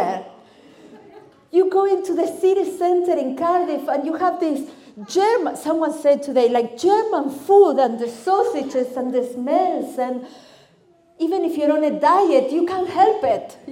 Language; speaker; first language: English; non-native, fluent; Spanish